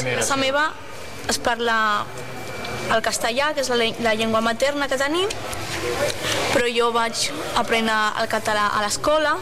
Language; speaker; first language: Catalan; non-native, local second language; Spanish